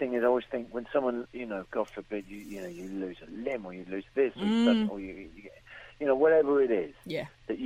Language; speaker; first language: English; native; English